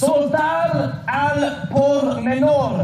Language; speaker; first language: Spanish; non-native, learner; English